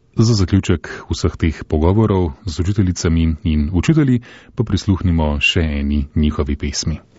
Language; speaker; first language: Slovenian; native; Slovenian